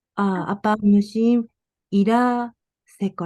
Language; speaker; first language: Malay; non-native, learner; Japanese